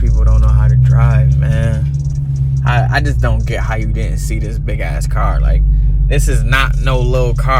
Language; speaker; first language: English; native; English